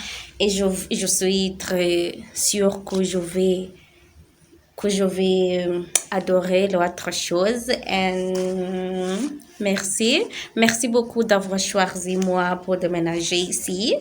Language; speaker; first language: French; non-native, learner; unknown